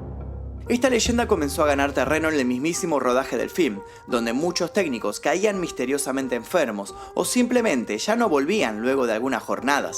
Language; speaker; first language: Spanish; native; Spanish